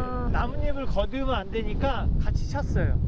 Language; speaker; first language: Korean; native; Korean